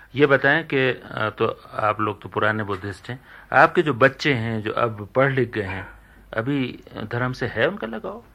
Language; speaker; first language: Urdu; native; Urdu